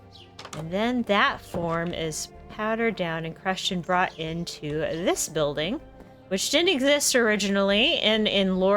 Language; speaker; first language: English; native; English